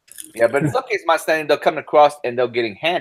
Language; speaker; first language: English; native; English